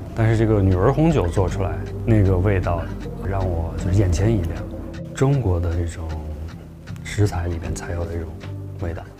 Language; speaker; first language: Chinese; native; Chinese